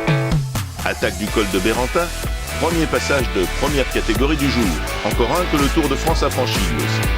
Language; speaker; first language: French; native; French